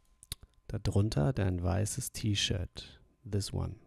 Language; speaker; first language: German; non-native, fluent; English